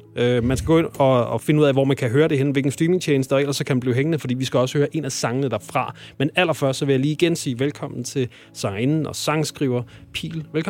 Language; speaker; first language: Danish; native; Danish